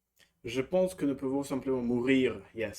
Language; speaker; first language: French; non-native, learner; Russian